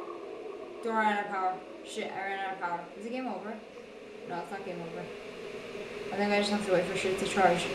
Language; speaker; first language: English; native; English